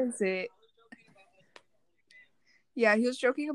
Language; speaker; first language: English; non-native, fluent; Korean